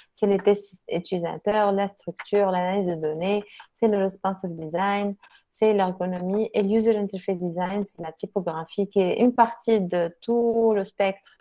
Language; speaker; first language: French; non-native, local second language; Arabic